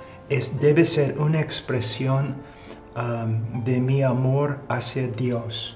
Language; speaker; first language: Spanish; non-native, fluent; English